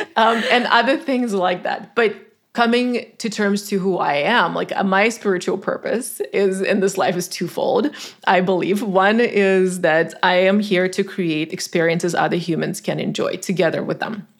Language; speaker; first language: English; non-native, fluent; Tajik